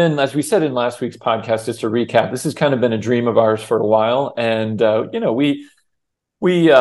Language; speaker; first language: English; native; English